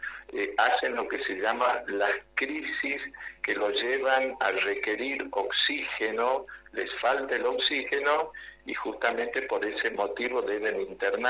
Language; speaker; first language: Spanish; native; Spanish